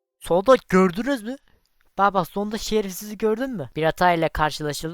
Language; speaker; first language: Turkish; native; Turkish